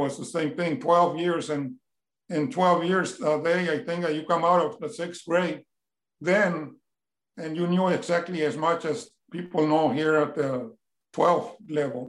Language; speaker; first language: English; non-native, fluent; Spanish